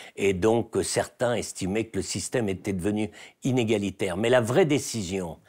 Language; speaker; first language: French; native; French